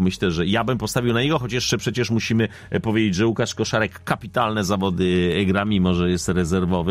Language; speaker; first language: Polish; native; Polish